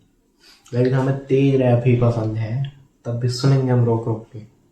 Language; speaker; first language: Hindi; native; Hindi